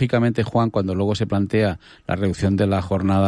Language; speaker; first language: Spanish; native; Spanish